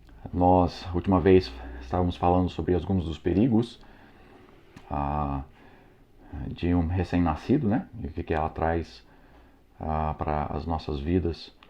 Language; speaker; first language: Portuguese; non-native, fluent; English